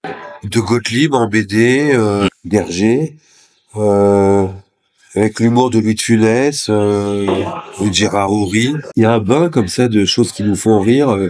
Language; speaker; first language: French; native; French